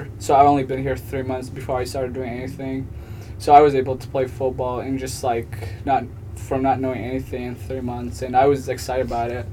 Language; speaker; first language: English; non-native, fluent; Tigrinya